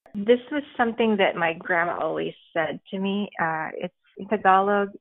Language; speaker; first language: English; early bilingual, other home language; Filipino